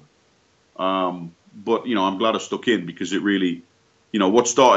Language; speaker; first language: English; native; English